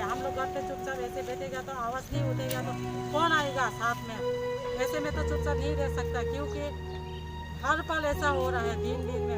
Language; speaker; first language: Hindi; non-native, local second language; Kok Borok